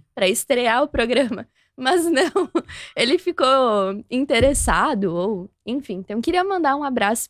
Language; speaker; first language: Portuguese; native; Portuguese